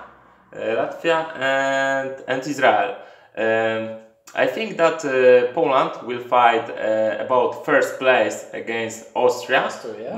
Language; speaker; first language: English; non-native, learner; Polish